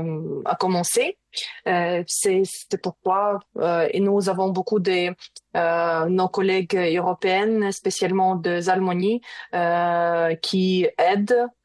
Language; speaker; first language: French; non-native, learner; Ukrainian